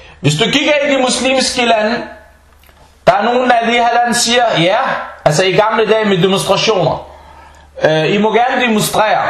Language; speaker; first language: Danish; non-native, fluent; Arabic